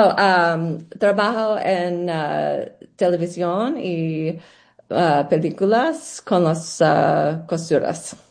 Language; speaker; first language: Spanish; non-native, learner; English